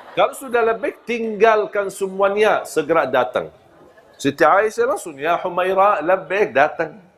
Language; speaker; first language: Malay; non-native, fluent; Arabic